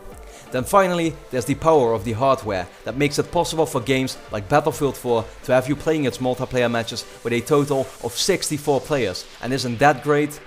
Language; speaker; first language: English; non-native, fluent; Dutch